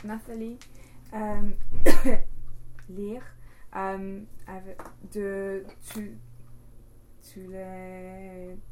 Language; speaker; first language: French; non-native, learner; English